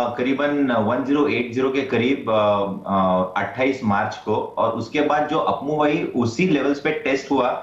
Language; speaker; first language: Hindi; non-native, local second language; Marathi